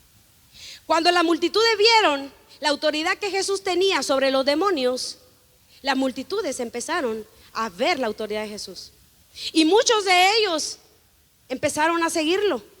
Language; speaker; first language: Spanish; native; Spanish